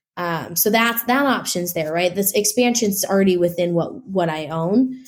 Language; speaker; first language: English; native; English